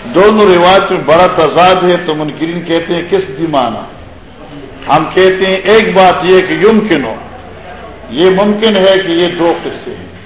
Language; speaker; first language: Urdu; non-native, local second language; Northern Hindko